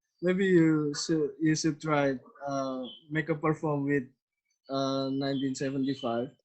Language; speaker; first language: English; non-native, learner; Indonesian